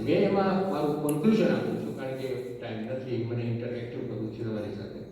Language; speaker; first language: Gujarati; early bilingual, heritage; Gujarati